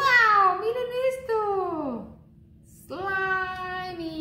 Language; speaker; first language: Spanish; native; Spanish